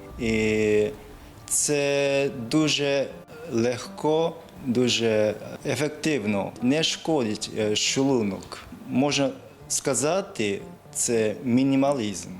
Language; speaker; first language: Ukrainian; non-native, learner; Japanese